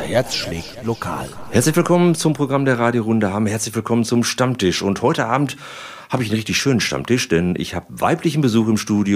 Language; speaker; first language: German; native; German